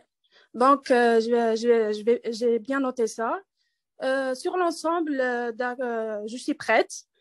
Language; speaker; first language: French; non-native, learner; Arabic